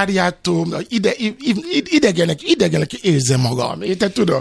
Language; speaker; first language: Hungarian; non-native, fluent; Yoruba